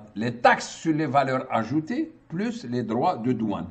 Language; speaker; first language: French; non-native, local second language; Arabic